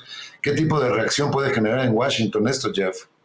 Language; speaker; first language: Spanish; native; Spanish